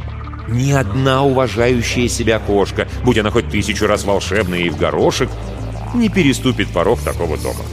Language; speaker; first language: Russian; native; Russian